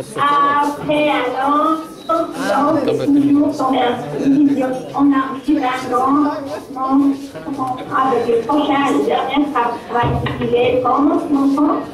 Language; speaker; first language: French; non-native, local second language; Arabic